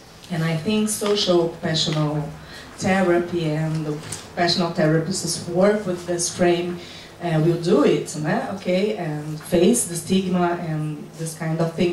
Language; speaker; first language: English; non-native, fluent; Portuguese